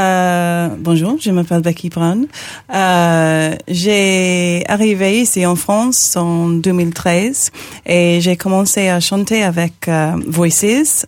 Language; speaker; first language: French; non-native, learner; English